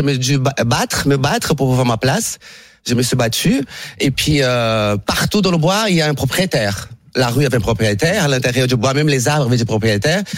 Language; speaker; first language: French; non-native, fluent; Portuguese